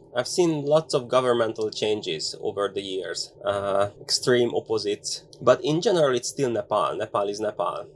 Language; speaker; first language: English; non-native, fluent; Hungarian